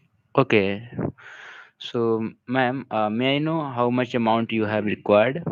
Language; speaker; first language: English; non-native, local second language; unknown